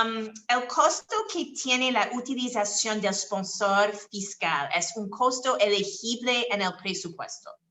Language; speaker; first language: Spanish; non-native, fluent; English